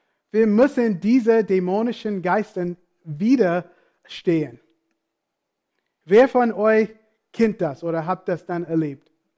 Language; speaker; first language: German; non-native, fluent; English